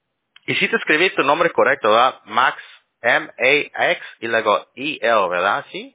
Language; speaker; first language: Spanish; early bilingual, heritage; Spanish